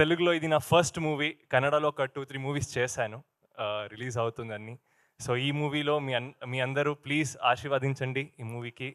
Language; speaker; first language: Telugu; non-native, learner; Kannada